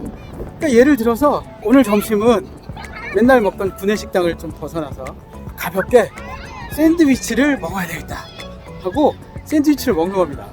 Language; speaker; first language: Korean; native; Korean